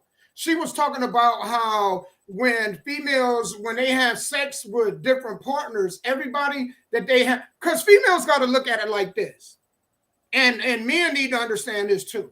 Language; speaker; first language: English; native; English